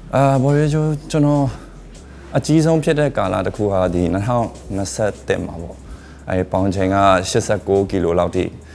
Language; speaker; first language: Burmese; non-native, local second language; Shan